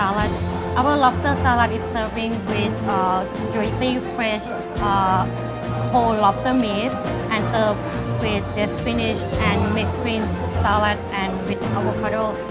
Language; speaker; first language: English; non-native, learner; Thai